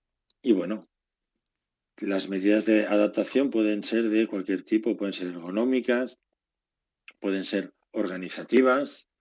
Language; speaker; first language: Spanish; native; Spanish